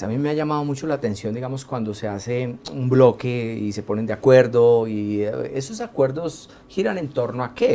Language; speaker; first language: Spanish; native; Spanish